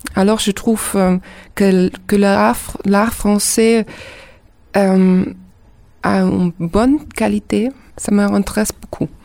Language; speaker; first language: French; non-native, learner; German